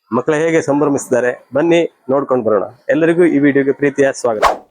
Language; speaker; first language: Kannada; native; Kannada